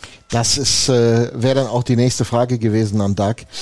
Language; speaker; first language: German; native; German